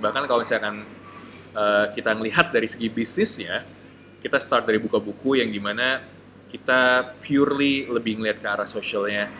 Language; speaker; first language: Indonesian; native; Indonesian